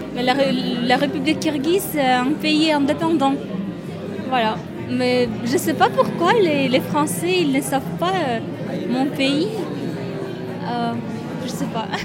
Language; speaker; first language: French; non-native, learner; Kyrgyz